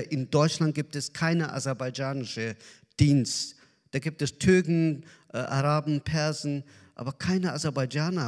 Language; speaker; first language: German; non-native, learner; Azerbaijani